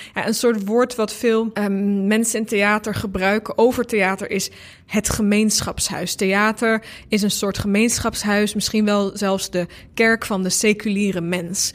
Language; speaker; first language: Dutch; early bilingual, other home language; Bosnian